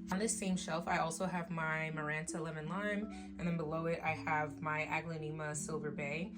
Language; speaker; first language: English; native; English